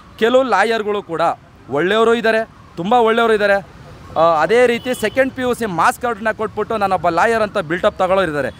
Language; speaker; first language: Kannada; native; Kannada